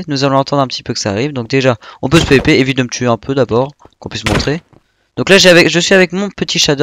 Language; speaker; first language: French; native; French